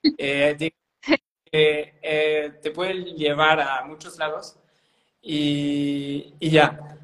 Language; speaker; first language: Spanish; non-native, fluent; French